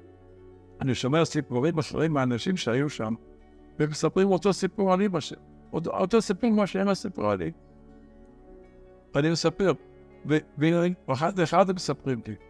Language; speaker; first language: Hebrew; early bilingual, other home language; Arabic